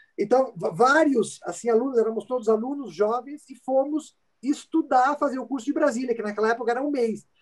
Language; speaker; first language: Portuguese; early bilingual, other home language; Italian